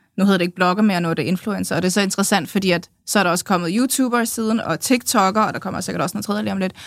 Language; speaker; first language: Danish; early bilingual, other home language; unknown